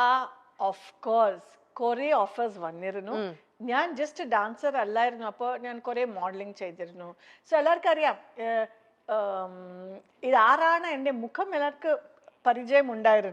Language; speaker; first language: Malayalam; non-native, learner; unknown